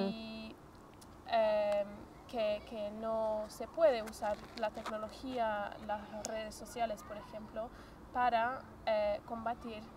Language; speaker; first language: Spanish; non-native, fluent; English